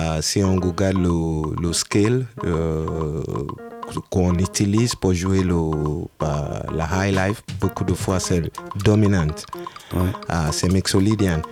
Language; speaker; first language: French; non-native, learner; Yoruba